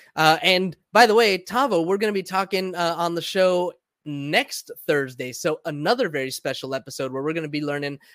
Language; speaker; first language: English; early bilingual, other home language; Spanish